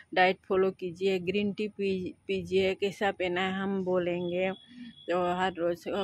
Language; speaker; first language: Hindi; non-native, local second language; Nepali